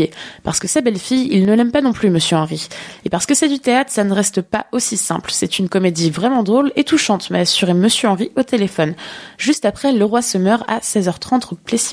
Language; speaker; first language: French; native; French